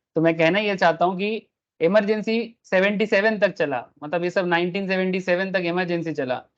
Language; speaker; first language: Hindi; non-native, local second language; Bangla